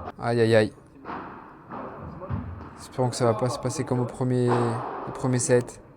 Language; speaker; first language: French; native; French